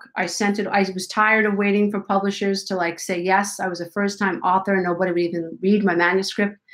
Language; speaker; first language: English; native; English